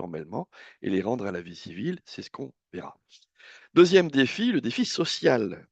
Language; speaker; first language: French; native; French